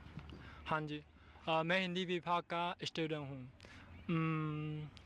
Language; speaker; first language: Hindi; non-native, fluent; Chinese